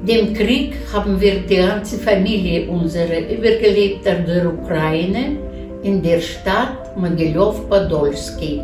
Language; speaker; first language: German; non-native, learner; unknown